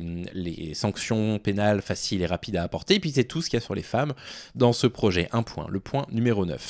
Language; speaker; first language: French; native; French